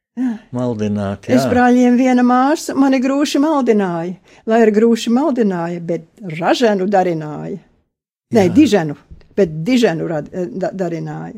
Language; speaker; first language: Latvian; early bilingual, heritage; Latvian